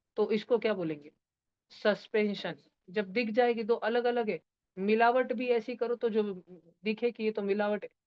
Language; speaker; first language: Hindi; non-native, local second language; Marathi